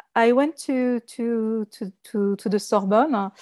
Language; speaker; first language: English; non-native, learner; French